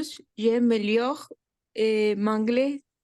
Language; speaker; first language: French; non-native, learner; Spanish